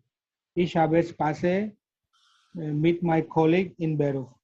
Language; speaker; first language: German; non-native, learner; Gujarati